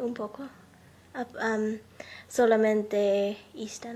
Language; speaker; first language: Spanish; non-native, learner; English